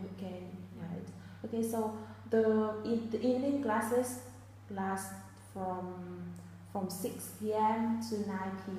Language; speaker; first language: English; non-native, fluent; Vietnamese